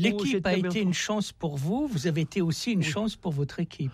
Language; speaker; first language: French; native; French